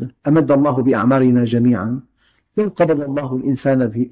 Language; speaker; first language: Arabic; native; Arabic